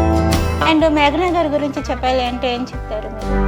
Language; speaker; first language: Telugu; native; Telugu